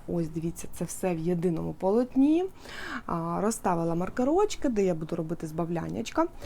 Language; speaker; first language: Ukrainian; non-native, local second language; Russian